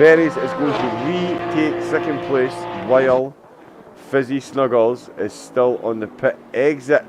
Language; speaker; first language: English; native; English